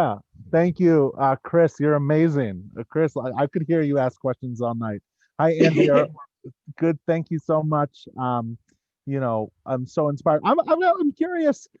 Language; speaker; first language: English; native; English